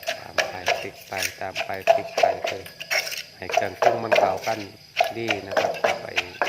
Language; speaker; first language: Thai; native; Thai